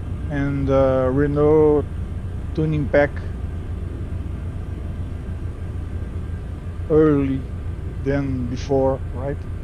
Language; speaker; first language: English; non-native, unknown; Portuguese